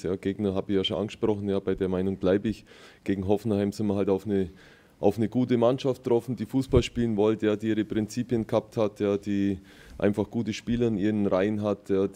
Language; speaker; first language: German; native; German